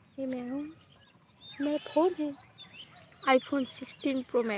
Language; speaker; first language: Hindi; non-native, learner; Bangla